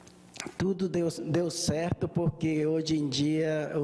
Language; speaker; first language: Portuguese; early bilingual, other home language; Japanese